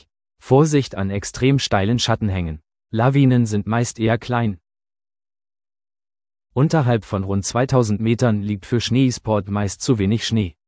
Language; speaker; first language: German; native; German